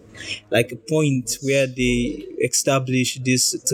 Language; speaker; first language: English; non-native, local second language; Krio